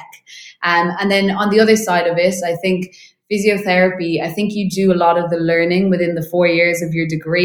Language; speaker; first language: English; native; English